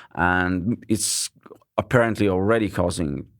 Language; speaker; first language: English; non-native, fluent; Lithuanian